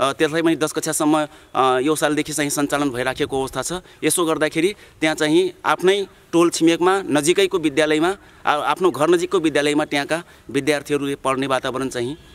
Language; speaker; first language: Nepali; non-native, local second language; Dangaura Tharu